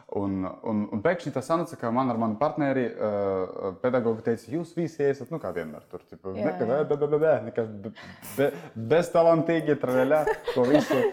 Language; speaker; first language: Latvian; non-native, local second language; Russian